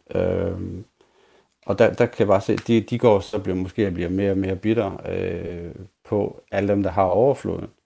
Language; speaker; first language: Danish; native; Danish